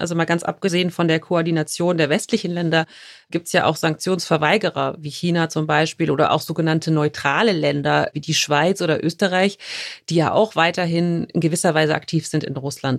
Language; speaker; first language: German; native; German